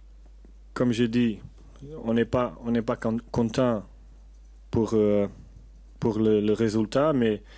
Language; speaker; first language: French; non-native, learner; Portuguese